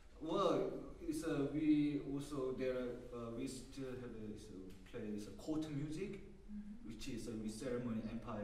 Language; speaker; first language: English; non-native, learner; Korean